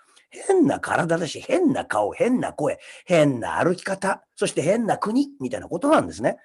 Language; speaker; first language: Japanese; native; Japanese